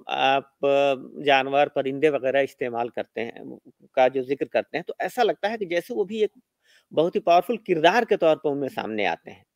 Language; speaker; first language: Urdu; native; Urdu